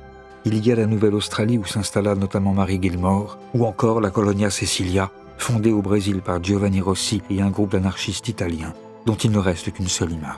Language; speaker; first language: French; native; French